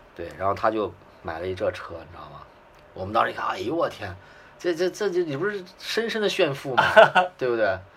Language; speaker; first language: Chinese; native; Chinese